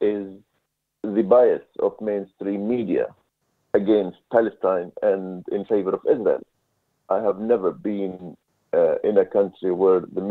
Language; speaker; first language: English; non-native, fluent; Arabic